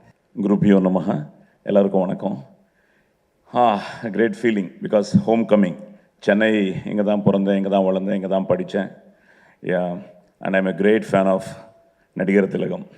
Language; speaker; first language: Tamil; non-native, local second language; Telugu